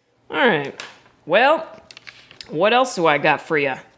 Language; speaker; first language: English; native; English